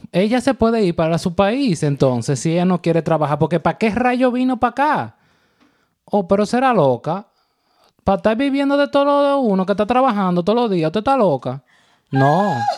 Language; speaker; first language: Spanish; native; Spanish